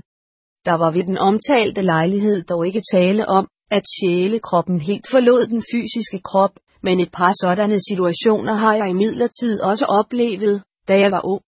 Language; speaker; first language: Danish; native; Danish